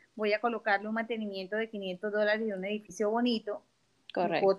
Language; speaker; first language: Spanish; native; Spanish